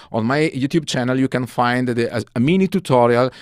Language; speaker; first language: English; non-native, learner; Italian